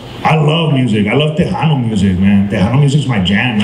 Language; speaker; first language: English; early bilingual, other home language; Spanish